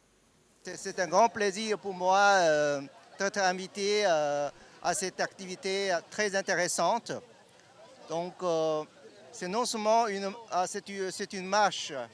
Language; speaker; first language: French; non-native, learner; Chinese